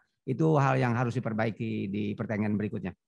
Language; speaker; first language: Indonesian; native; Indonesian